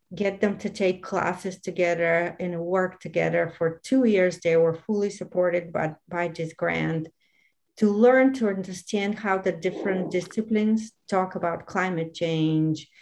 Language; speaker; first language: English; non-native, fluent; Bulgarian